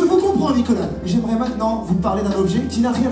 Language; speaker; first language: French; native; French